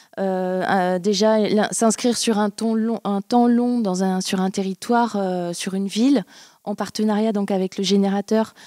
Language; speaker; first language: French; native; French